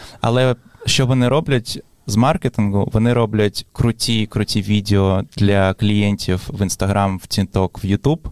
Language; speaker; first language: Ukrainian; non-native, local second language; Russian